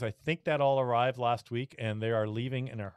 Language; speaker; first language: English; native; English